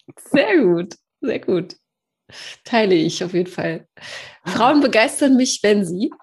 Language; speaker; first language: German; early bilingual, other home language; Polish